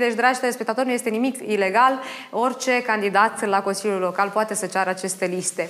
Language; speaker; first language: Romanian; native; Romanian